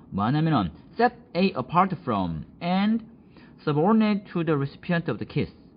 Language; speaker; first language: English; non-native, fluent; Korean